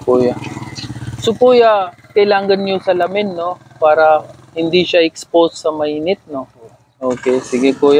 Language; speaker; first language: Filipino; non-native, learner; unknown